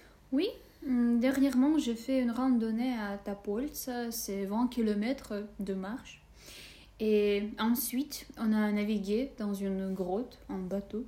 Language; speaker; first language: French; non-native, fluent; Russian